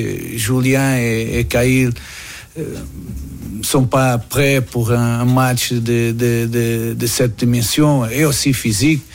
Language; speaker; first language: French; non-native, learner; Portuguese